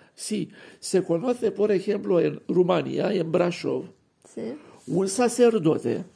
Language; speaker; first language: Spanish; non-native, fluent; Romanian